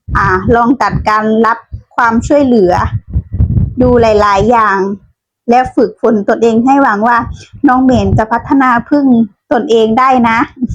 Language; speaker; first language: Thai; native; Thai